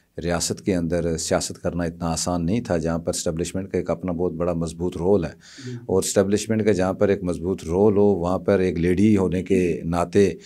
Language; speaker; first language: Urdu; non-native, local second language; Punjabi